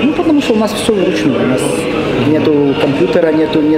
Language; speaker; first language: Russian; native; Russian